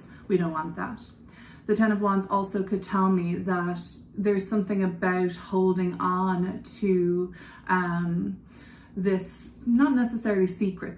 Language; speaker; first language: English; native; English